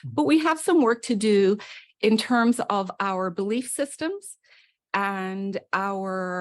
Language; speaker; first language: English; native; English